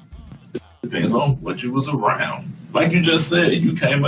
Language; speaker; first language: English; native; English